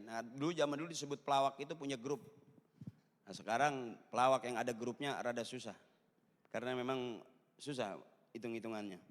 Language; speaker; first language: Malay; native; Malay